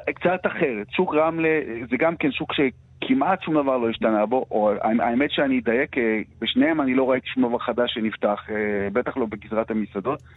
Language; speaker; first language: Hebrew; native; Hebrew